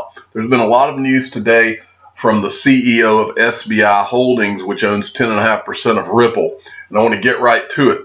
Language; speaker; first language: English; native; English